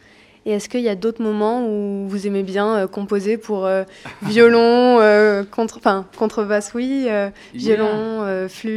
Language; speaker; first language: French; native; French